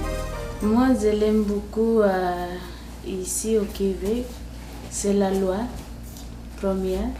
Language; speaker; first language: French; non-native, learner; Nepali